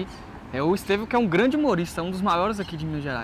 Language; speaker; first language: Portuguese; native; Portuguese